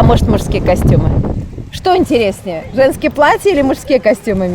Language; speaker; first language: Russian; native; Russian